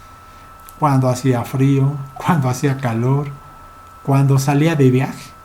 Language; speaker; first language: Spanish; native; Spanish